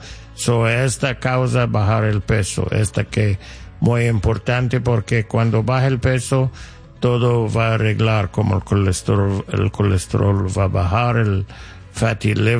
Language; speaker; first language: Spanish; non-native, learner; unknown